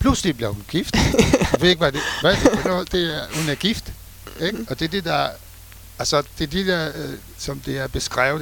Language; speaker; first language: Danish; non-native, fluent; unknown